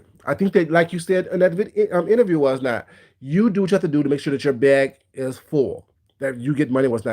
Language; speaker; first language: English; native; English